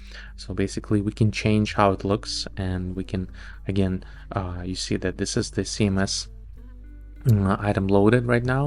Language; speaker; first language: English; non-native, fluent; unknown